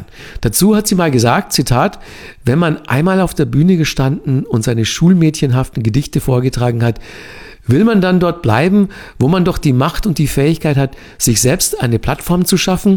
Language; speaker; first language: German; native; German